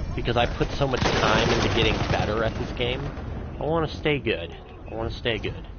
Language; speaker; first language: English; native; English